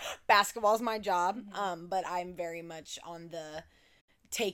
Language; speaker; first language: English; native; English